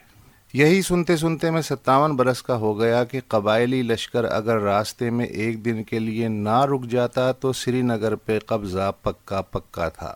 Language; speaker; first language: Urdu; native; Urdu